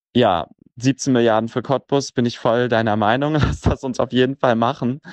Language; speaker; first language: German; native; German